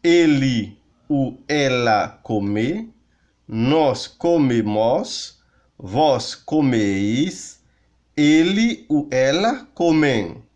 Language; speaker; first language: Portuguese; non-native, learner; Haitian Creole